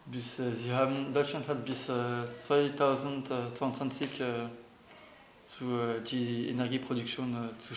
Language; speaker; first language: German; non-native, learner; French